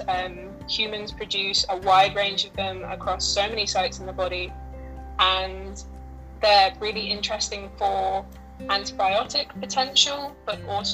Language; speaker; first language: English; native; English